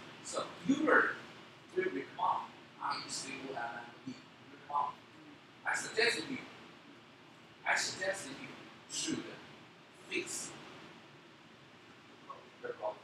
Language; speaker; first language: English; non-native, learner; Chinese